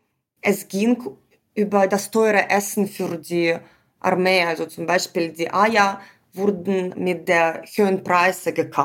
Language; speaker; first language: German; non-native, fluent; Ukrainian